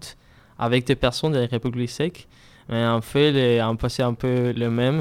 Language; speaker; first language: French; non-native, learner; Spanish